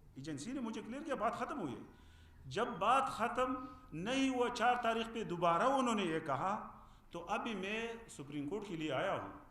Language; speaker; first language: Urdu; non-native, fluent; Pashto